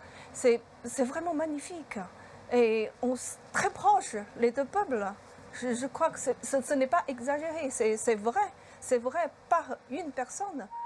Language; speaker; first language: French; non-native, learner; Chinese